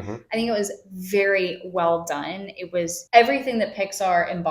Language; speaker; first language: English; native; English